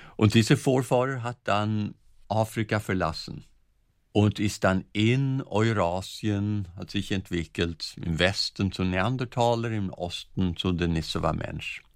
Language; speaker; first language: German; non-native, fluent; Swedish